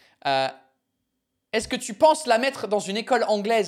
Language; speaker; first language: French; non-native, fluent; English